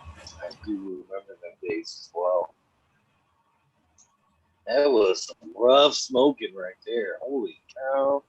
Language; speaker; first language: English; native; English